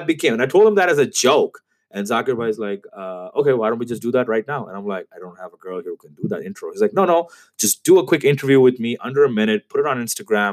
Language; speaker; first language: English; non-native, local second language; Urdu